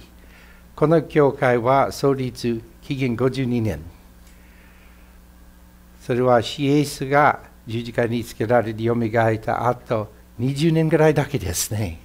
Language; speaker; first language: Japanese; non-native, fluent; English